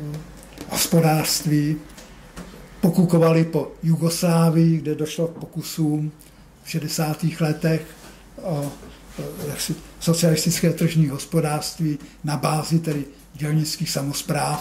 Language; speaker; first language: Czech; native; Czech